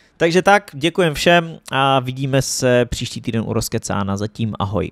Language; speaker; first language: Czech; native; Czech